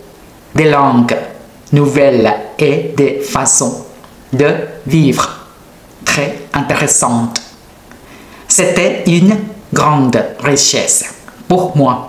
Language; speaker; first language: French; non-native, learner; Thai